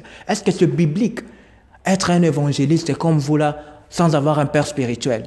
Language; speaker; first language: French; non-native, local second language; Lingala